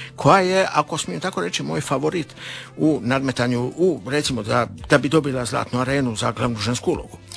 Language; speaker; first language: Croatian; native; Croatian